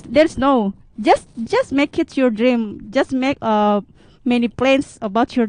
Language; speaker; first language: English; non-native, learner; Indonesian